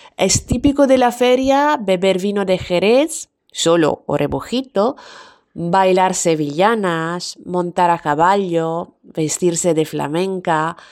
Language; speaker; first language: Spanish; non-native, fluent; Italian